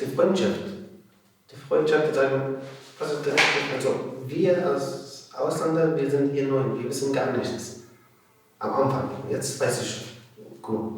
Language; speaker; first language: German; non-native, learner; Arabic